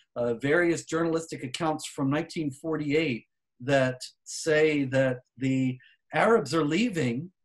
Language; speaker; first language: English; native; English